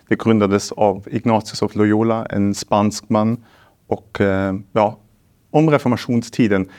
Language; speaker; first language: Swedish; non-native, fluent; German